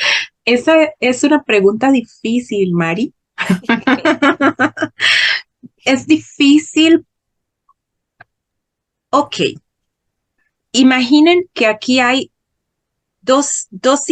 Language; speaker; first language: Spanish; non-native, fluent; Portuguese